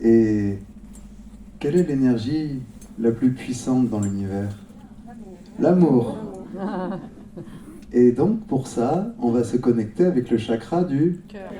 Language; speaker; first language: French; native; French